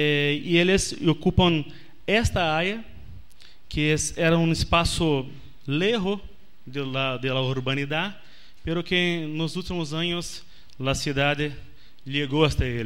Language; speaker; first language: Spanish; non-native, learner; Portuguese